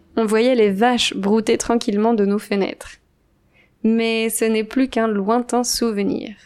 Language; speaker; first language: French; native; French